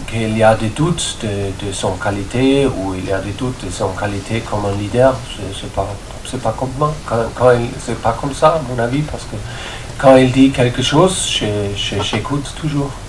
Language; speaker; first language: French; non-native, fluent; German